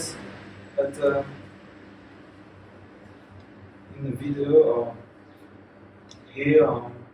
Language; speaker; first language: English; non-native, learner; French